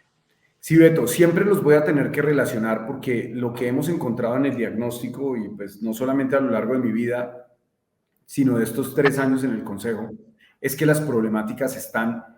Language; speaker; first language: Spanish; native; Spanish